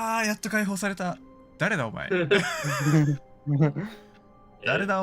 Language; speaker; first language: Japanese; native; Japanese